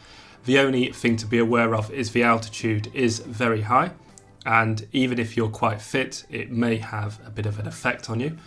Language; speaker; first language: English; native; English